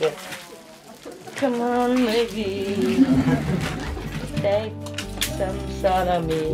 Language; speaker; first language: English; non-native, fluent; Vietnamese